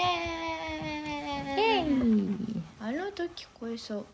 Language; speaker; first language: Korean; early bilingual, heritage; Japanese